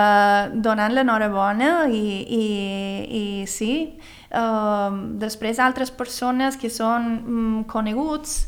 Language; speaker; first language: Catalan; early bilingual, other home language; Swedish